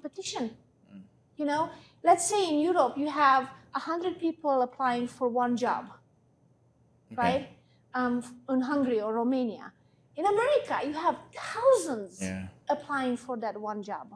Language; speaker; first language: English; non-native, fluent; Hungarian